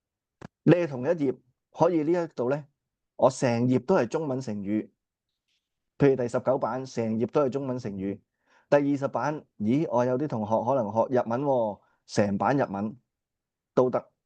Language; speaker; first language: Cantonese; native; Cantonese